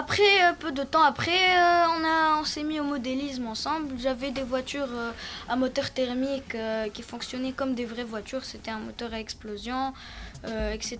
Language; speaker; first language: French; non-native, local second language; Arabic